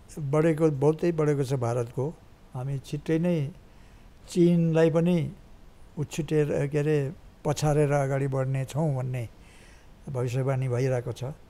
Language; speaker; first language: Nepali; native; Nepali